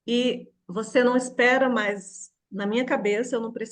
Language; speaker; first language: Portuguese; native; Portuguese